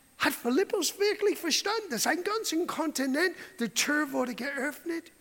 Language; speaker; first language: German; non-native, fluent; English